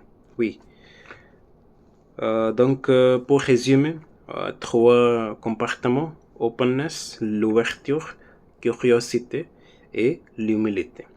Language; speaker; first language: French; non-native, learner; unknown